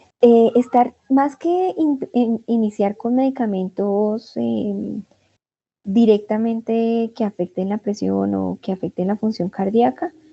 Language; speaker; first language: Spanish; native; Spanish